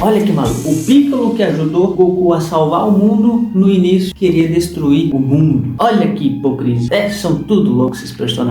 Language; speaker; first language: Portuguese; native; Portuguese